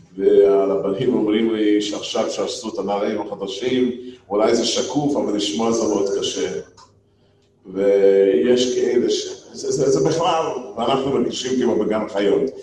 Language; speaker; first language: Hebrew; non-native, fluent; English